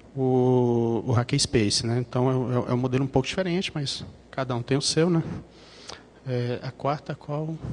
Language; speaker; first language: Portuguese; native; Portuguese